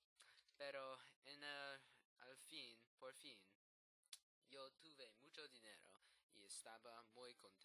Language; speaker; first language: Spanish; non-native, learner; English